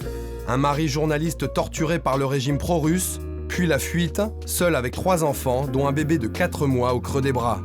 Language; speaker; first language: French; native; French